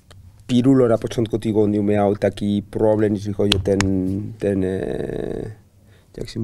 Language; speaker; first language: Polish; non-native, learner; Spanish